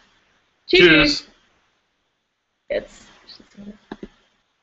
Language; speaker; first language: German; non-native, fluent; English